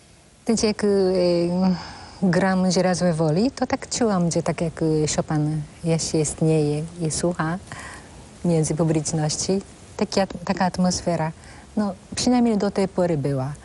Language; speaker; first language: Polish; non-native, fluent; Japanese